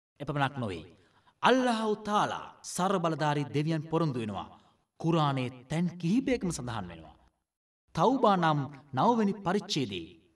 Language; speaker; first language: Sinhala; non-native, local second language; Tamil